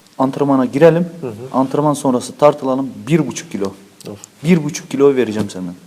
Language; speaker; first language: Turkish; early bilingual, heritage; Turkish